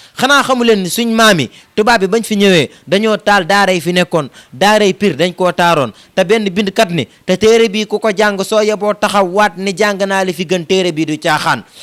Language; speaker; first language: Wolof; native; Wolof